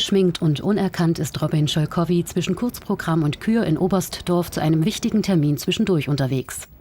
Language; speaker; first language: German; native; German